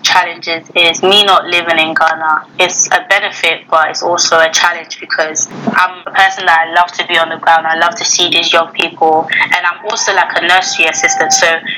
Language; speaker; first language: English; native; English